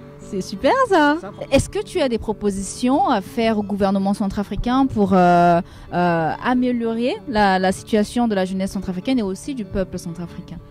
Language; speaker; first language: French; non-native, local second language; Sango